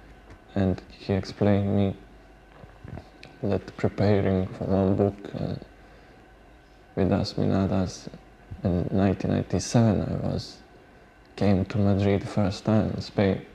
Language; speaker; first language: English; non-native, learner; Bosnian